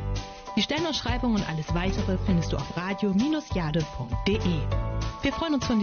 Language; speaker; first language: German; native; German